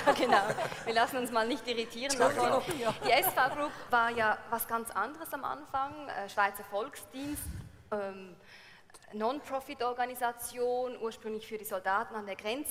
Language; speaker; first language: German; native; German